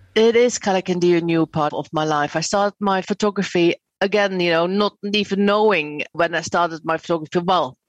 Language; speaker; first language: English; non-native, fluent; Dutch